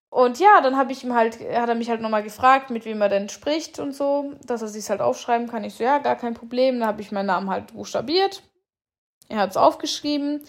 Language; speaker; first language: German; native; German